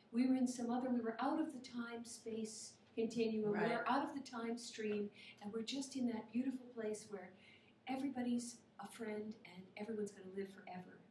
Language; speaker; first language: English; native; English